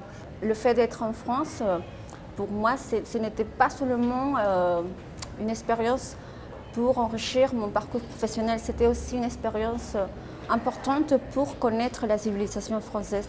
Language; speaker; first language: French; non-native, fluent; Spanish